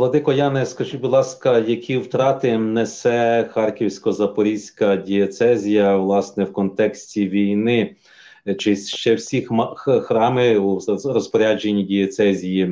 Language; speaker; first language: Ukrainian; native; Ukrainian